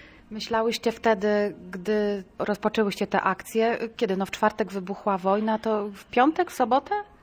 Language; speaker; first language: Polish; native; Polish